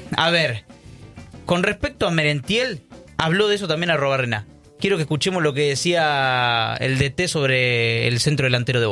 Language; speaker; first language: Spanish; native; Spanish